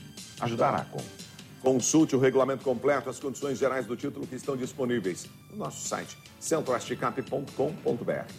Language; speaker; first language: Portuguese; native; Portuguese